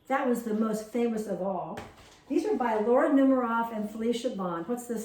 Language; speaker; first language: English; native; English